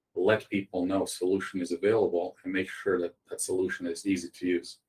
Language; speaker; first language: English; non-native, fluent; Croatian